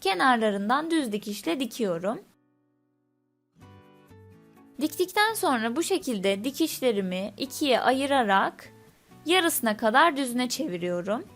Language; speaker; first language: Turkish; native; Turkish